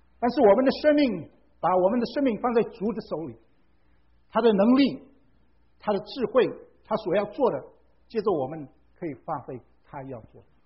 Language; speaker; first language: Chinese; non-native, fluent; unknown